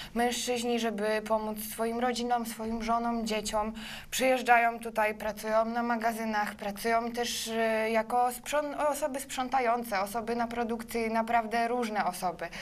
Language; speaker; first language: Polish; early bilingual, other home language; Ukrainian